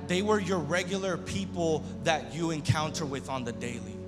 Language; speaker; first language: English; early bilingual, other home language; Spanish